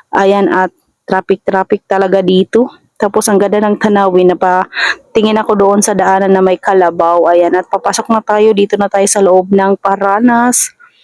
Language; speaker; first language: Filipino; non-native, local second language; Masbatenyo